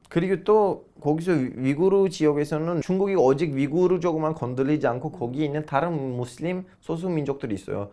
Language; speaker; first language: Korean; non-native, fluent; Turkish